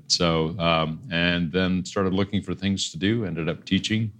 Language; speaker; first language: English; native; English